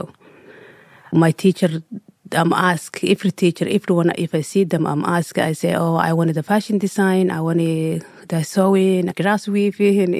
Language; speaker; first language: English; non-native, learner; Somali